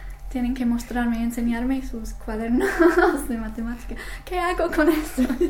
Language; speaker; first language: Spanish; non-native, fluent; English